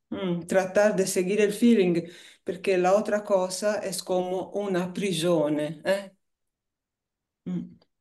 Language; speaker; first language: Spanish; non-native, fluent; Italian